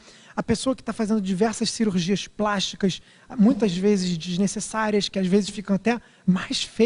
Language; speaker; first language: Portuguese; native; Portuguese